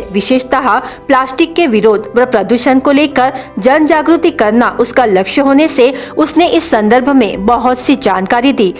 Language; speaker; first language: Hindi; native; Hindi